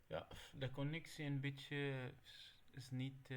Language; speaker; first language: Dutch; non-native, learner; Arabic